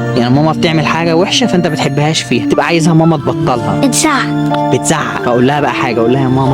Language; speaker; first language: Arabic; native; Arabic